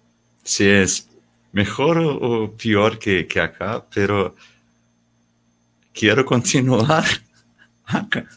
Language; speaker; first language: Spanish; non-native, learner; Portuguese